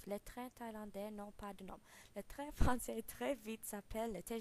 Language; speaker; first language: French; non-native, learner; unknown